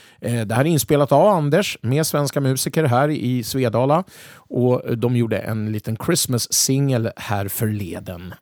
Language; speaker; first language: Swedish; native; Swedish